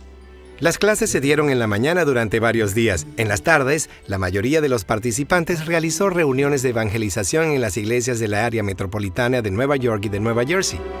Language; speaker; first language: Spanish; native; Spanish